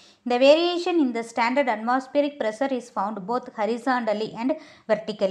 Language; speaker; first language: English; non-native, local second language; Tamil